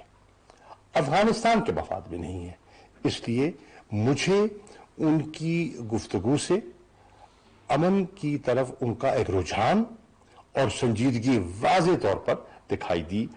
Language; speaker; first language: Urdu; native; Urdu